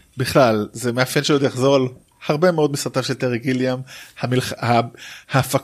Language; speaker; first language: Hebrew; native; Hebrew